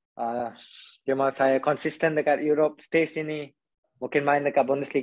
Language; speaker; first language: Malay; non-native, local second language; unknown